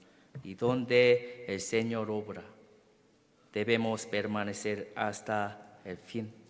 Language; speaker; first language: Spanish; non-native, learner; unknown